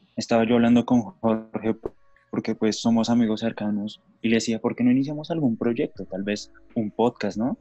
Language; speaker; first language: Spanish; native; Spanish